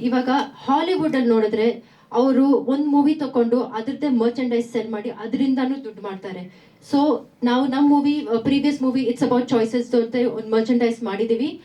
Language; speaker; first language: Kannada; non-native, local second language; Tamil